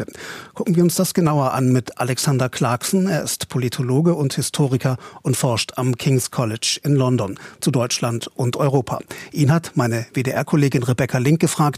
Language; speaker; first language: German; native; German